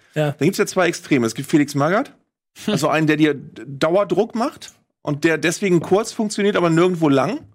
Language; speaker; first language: German; native; German